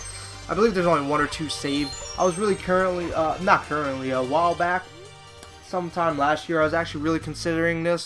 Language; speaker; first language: English; native; English